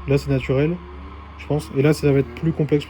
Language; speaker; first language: French; native; French